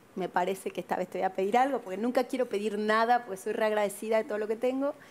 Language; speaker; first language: Spanish; native; Spanish